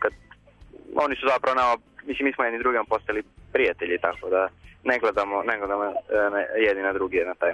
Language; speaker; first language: Serbian; native; Serbian